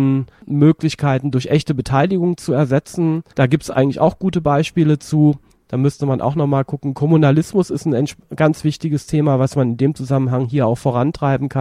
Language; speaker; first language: German; native; German